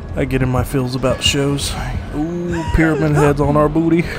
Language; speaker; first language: English; native; English